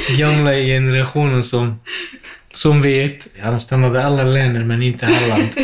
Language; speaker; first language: Swedish; non-native, fluent; Kurdish